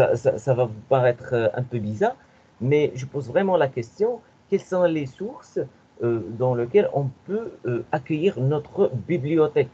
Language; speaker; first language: French; non-native, local second language; Arabic